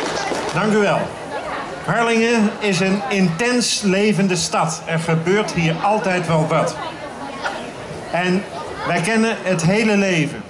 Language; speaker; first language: Dutch; native; Dutch